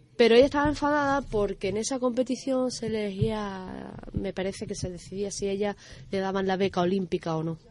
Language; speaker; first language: Spanish; native; Spanish